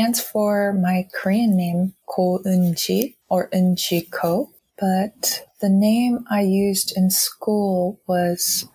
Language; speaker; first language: English; native; English